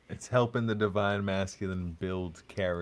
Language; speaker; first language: English; native; English